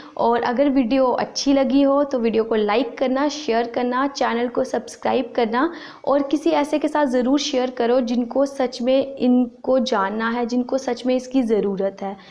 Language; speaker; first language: Hindi; native; Hindi